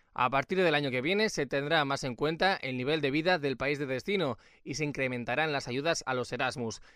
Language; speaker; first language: Spanish; native; Spanish